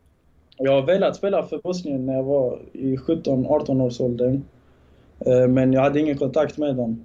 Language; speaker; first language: Swedish; early bilingual, other home language; Bosnian